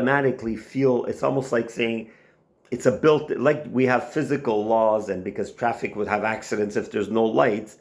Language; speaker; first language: English; non-native, local second language; French